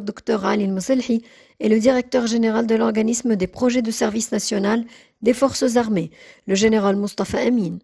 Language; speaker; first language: French; non-native, fluent; Arabic